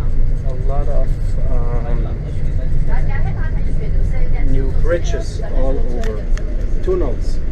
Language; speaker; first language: English; non-native, fluent; German